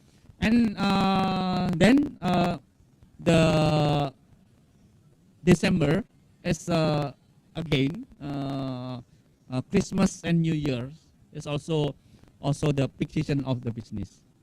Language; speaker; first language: English; non-native, fluent; Indonesian